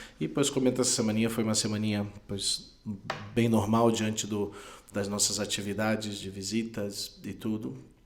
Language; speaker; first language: Portuguese; non-native, fluent; Spanish